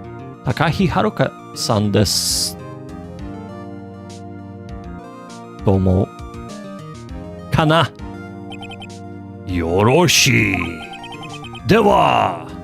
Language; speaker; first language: Japanese; non-native, learner; English